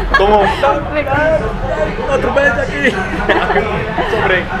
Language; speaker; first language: Portuguese; native; Portuguese